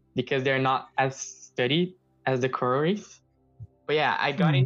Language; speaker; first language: English; non-native, fluent; Portuguese